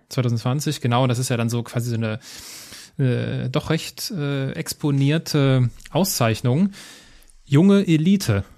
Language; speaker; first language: German; native; German